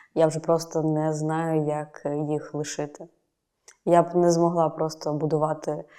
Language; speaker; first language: Ukrainian; native; Ukrainian